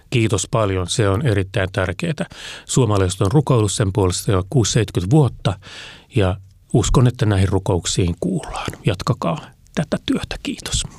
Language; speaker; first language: Finnish; native; Finnish